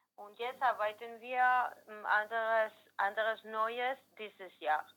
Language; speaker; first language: German; non-native, learner; Spanish